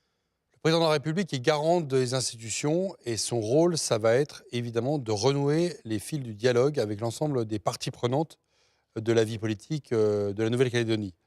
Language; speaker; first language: French; native; French